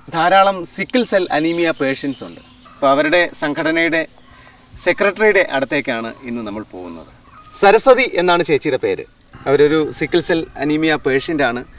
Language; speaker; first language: Malayalam; native; Malayalam